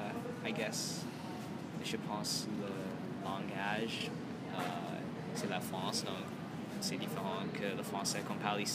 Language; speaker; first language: French; non-native, learner; English